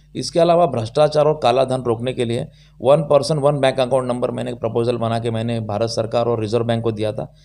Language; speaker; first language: Hindi; non-native, local second language; Telugu